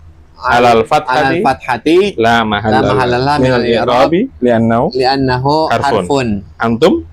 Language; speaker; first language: Arabic; non-native, fluent; Indonesian